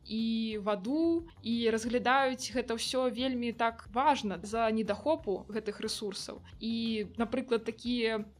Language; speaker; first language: Belarusian; non-native, local second language; Russian